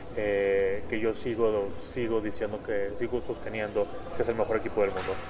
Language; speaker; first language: Spanish; native; Spanish